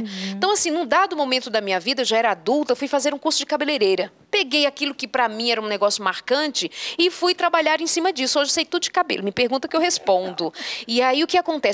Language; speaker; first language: Portuguese; native; Portuguese